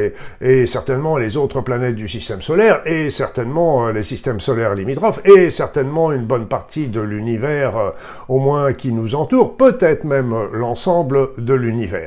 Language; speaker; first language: French; native; French